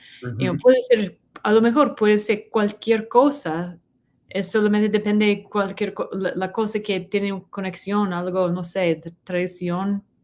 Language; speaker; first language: Spanish; non-native, learner; English